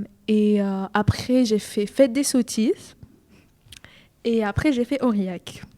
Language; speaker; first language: French; non-native, fluent; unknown